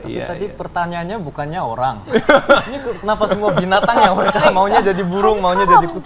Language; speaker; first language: Indonesian; early bilingual, heritage; Indonesian